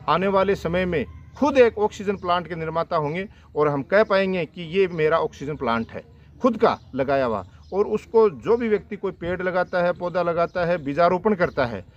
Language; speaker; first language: Hindi; native; Hindi